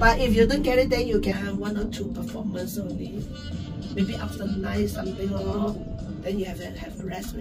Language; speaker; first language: English; non-native, local second language; Chinese